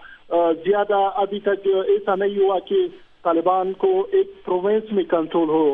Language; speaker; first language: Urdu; non-native, fluent; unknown